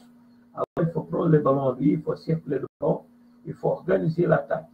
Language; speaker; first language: French; non-native, fluent; Portuguese